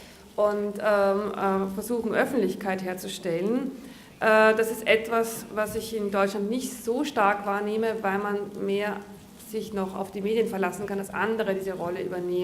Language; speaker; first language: German; native; German